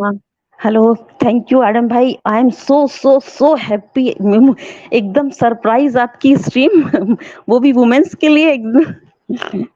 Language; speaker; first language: Hindi; native; Hindi